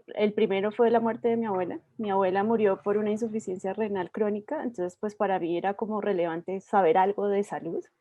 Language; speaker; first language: Spanish; native; Spanish